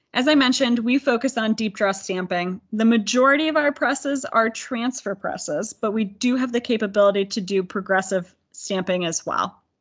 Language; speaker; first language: English; native; English